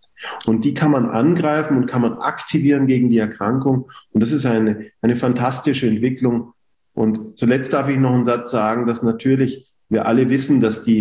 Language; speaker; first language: German; native; German